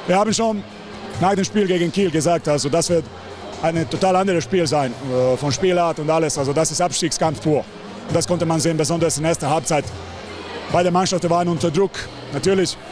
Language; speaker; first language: German; non-native, fluent; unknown